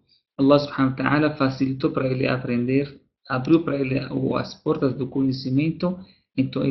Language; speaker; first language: Portuguese; non-native, fluent; Arabic